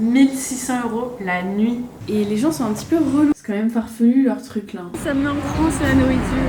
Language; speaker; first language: French; native; French